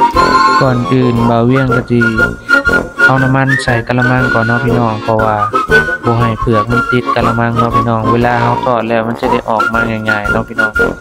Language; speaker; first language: Thai; non-native, local second language; Lao